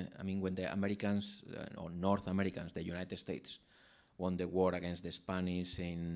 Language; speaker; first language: English; non-native, fluent; Spanish